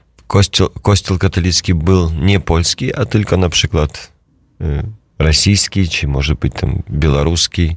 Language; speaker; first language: Polish; non-native, learner; Russian